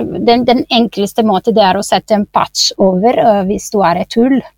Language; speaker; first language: Norwegian; non-native, fluent; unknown